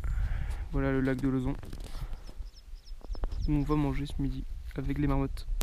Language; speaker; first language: French; native; French